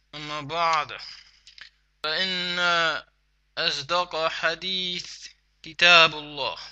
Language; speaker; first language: Arabic; non-native, fluent; English